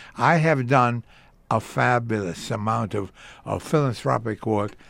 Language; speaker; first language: English; early bilingual, other home language; Yiddish